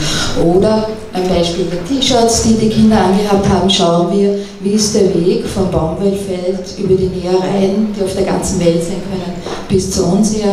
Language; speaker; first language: German; native; German